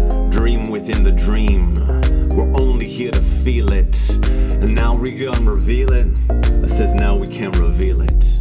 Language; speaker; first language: English; early bilingual, other home language; Spanish